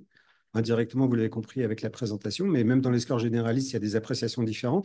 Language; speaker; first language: French; native; French